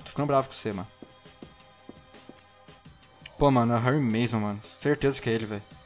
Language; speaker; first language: Portuguese; native; Portuguese